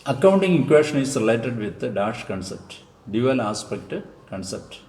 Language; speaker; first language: English; non-native, local second language; Malayalam